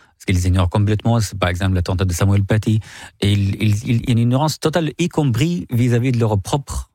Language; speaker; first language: French; non-native, fluent; Arabic